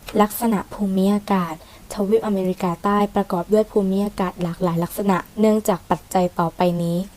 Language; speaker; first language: Thai; native; Thai